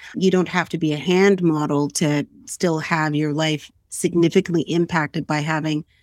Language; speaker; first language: English; native; English